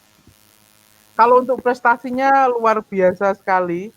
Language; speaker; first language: Indonesian; native; Indonesian